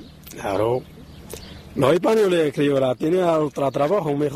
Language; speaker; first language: Spanish; non-native, learner; Arabic